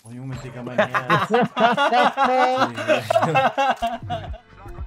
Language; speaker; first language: German; native; German